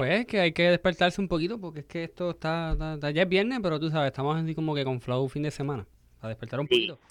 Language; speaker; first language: Spanish; native; Spanish